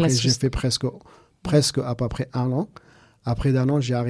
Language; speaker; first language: French; non-native, fluent; Persian